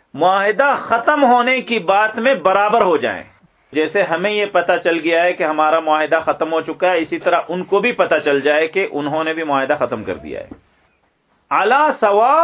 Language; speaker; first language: Urdu; non-native, local second language; Pashto